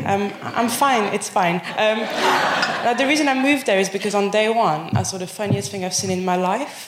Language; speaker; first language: English; non-native, fluent; French